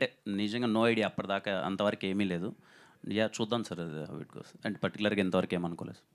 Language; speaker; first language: Telugu; native; Telugu